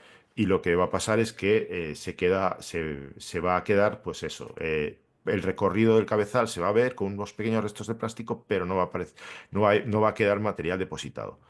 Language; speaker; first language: Spanish; native; Spanish